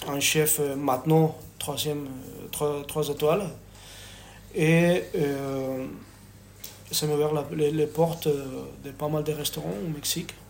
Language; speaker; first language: French; non-native, fluent; Spanish